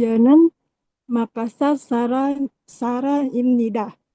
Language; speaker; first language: Korean; non-native, learner; Indonesian